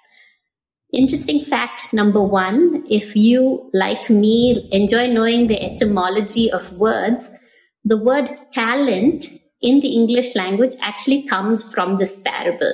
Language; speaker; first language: English; non-native, local second language; Tamil